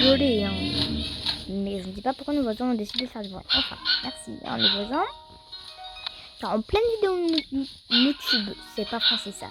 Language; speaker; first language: French; native; French